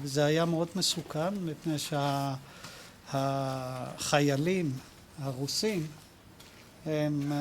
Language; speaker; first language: Hebrew; non-native, fluent; Dutch